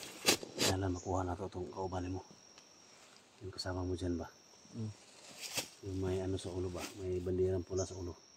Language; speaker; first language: Filipino; non-native, local second language; Cebuano